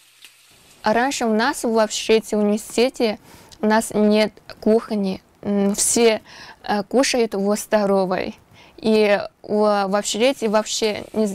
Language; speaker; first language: Russian; non-native, learner; Chinese